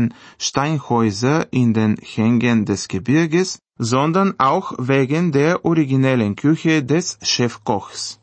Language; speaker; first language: German; non-native, fluent; Bulgarian